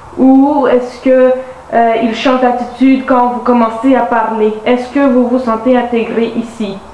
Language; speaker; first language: French; native; French